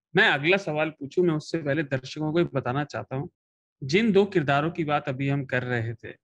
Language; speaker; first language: Hindi; native; Hindi